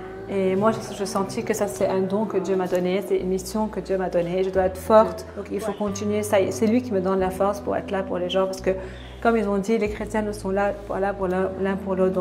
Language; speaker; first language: French; non-native, local second language; Arabic